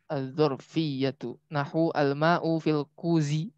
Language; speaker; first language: Arabic; non-native, learner; Indonesian